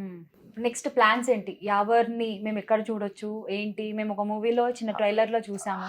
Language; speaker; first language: Telugu; native; Telugu